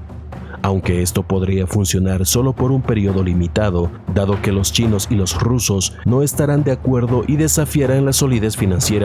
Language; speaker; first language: Spanish; native; Spanish